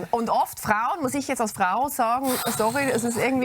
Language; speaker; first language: German; native; German